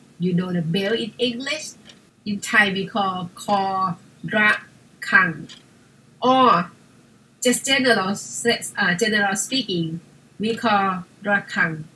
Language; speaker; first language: English; non-native, fluent; Thai